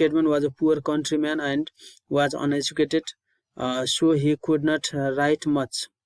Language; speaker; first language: English; non-native, local second language; Nepali